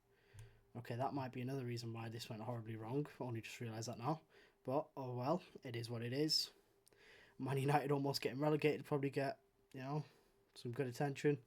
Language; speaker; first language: English; native; English